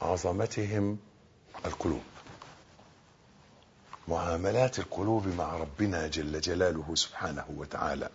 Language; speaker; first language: Arabic; native; Arabic